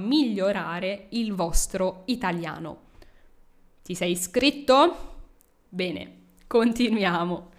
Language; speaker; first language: Italian; native; Italian